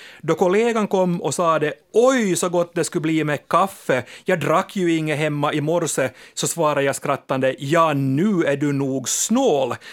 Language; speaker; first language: Swedish; native; Swedish